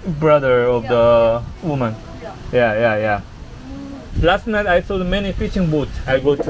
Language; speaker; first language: English; non-native, learner; Korean